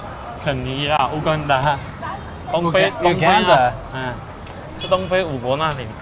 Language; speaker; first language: Chinese; native; Chinese